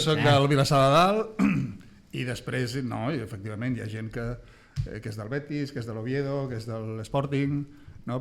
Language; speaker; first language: Catalan; native; Catalan